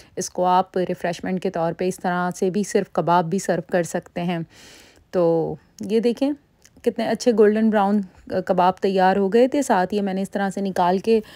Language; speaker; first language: Urdu; native; Urdu